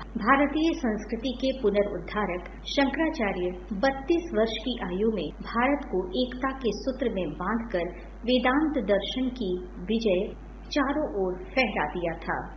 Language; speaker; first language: Hindi; native; Hindi